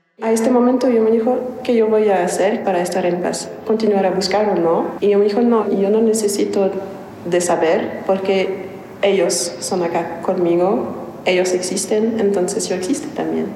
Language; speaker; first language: Spanish; non-native, learner; French